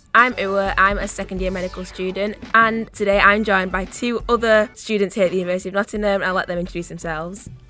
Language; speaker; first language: English; native; English